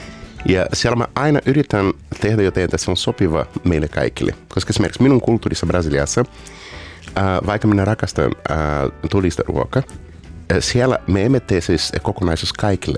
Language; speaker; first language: Finnish; non-native, fluent; Portuguese